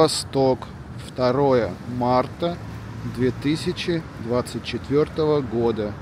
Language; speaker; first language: Russian; native; Russian